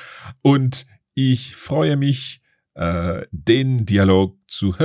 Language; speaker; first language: German; non-native, learner; English